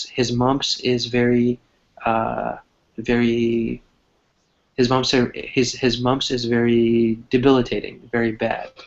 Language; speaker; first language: English; non-native, fluent; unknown